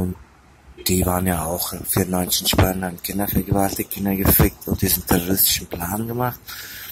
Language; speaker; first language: German; early bilingual, other home language; Turkish